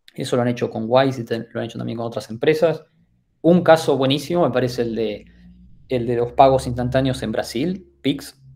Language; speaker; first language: Spanish; native; Spanish